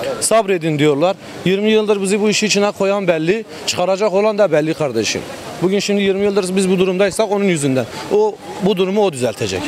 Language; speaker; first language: Turkish; non-native, local second language; Kurdish